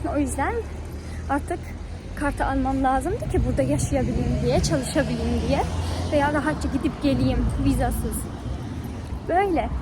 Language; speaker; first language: Turkish; non-native, fluent; Persian